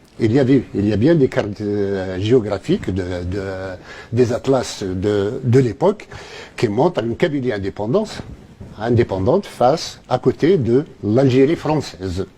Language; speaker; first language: French; non-native, local second language; Kabyle